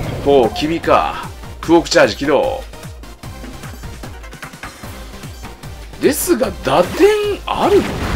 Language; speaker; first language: Japanese; native; Japanese